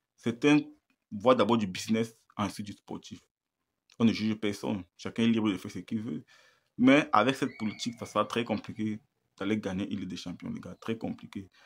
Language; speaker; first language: French; native; French